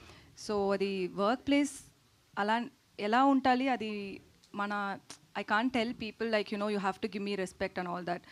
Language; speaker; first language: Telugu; non-native, learner; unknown